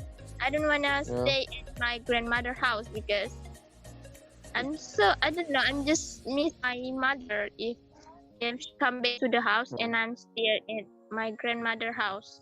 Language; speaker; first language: English; non-native, learner; Indonesian